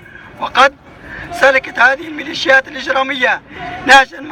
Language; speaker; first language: Arabic; native; Arabic